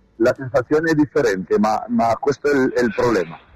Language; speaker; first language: Italian; non-native, learner; Spanish